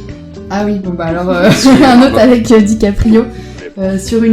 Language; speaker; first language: French; native; French